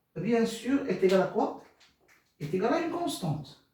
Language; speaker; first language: French; non-native, local second language; Arabic